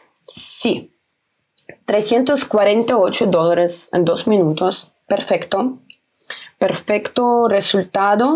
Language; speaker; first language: Spanish; non-native, fluent; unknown